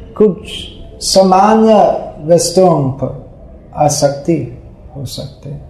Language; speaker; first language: Hindi; non-native, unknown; English